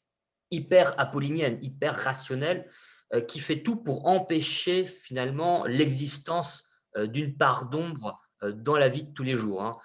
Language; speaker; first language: French; native; French